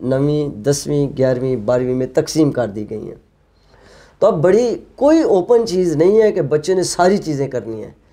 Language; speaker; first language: Urdu; non-native, local second language; Punjabi